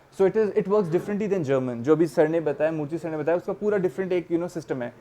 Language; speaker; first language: Hindi; native; Hindi